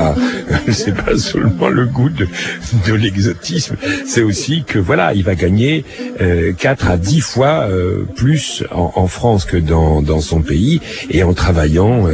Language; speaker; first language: French; native; French